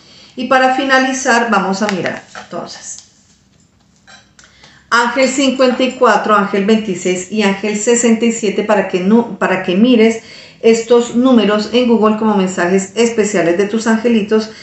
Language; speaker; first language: Spanish; native; Spanish